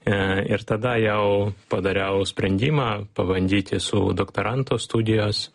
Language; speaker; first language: Lithuanian; non-native, learner; Ukrainian